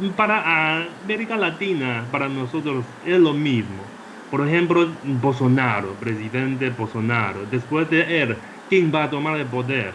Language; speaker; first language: Spanish; non-native, fluent; Chinese